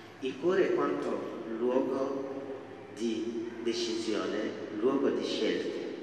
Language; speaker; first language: Italian; non-native, fluent; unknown